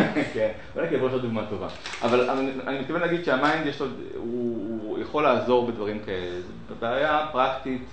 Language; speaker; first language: Hebrew; native; Hebrew